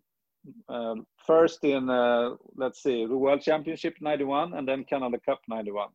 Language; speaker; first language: English; non-native, fluent; Swedish